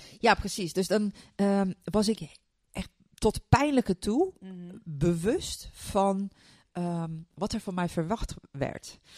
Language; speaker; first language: Dutch; non-native, fluent; Turkish